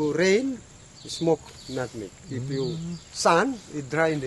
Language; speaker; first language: English; non-native, learner; Indonesian